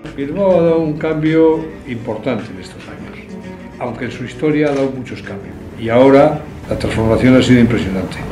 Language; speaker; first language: Spanish; non-native, local second language; Basque